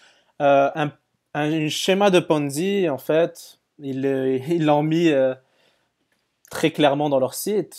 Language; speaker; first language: French; native; French